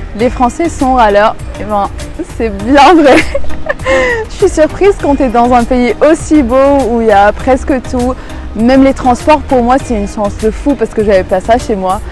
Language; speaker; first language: French; native; French